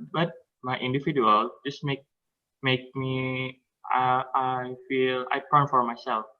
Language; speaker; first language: English; non-native, learner; Indonesian